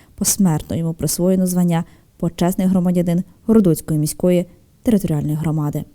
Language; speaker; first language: Ukrainian; native; Ukrainian